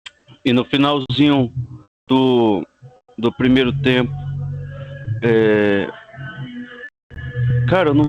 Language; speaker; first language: Portuguese; native; Portuguese